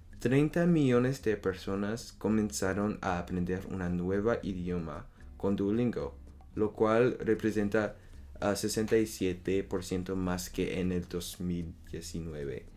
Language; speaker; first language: Spanish; non-native, learner; French